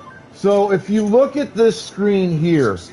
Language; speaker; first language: English; native; English